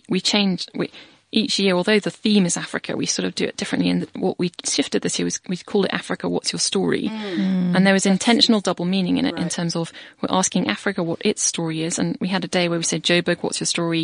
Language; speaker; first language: English; native; English